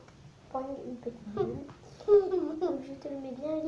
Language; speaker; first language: French; native; French